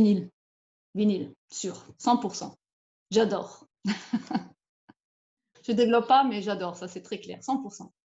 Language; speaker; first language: French; non-native, fluent; German